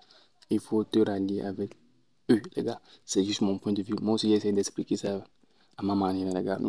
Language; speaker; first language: French; non-native, local second language; Ewe